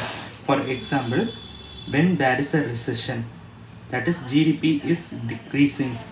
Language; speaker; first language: English; non-native, local second language; Tamil